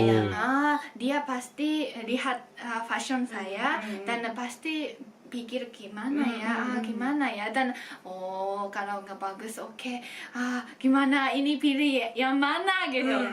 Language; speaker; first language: Indonesian; non-native, fluent; Japanese